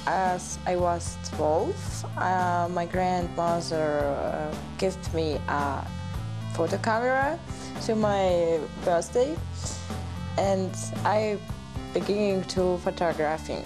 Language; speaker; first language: English; non-native, learner; German